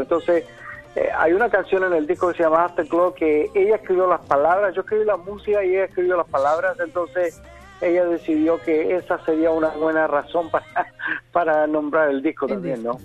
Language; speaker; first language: Spanish; native; Spanish